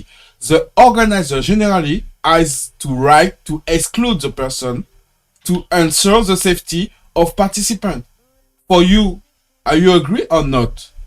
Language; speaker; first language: English; non-native, learner; French